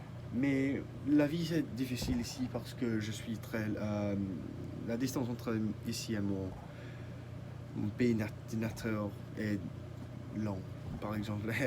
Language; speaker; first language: French; non-native, learner; English